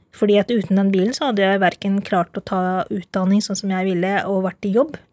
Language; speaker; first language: Norwegian; early bilingual, other home language; Urdu